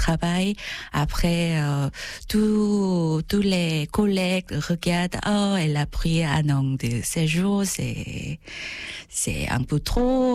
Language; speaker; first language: French; non-native, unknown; Korean